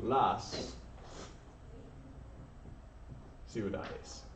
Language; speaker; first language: Spanish; non-native, fluent; English